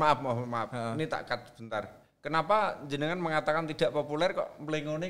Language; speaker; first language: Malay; non-native, local second language; Javanese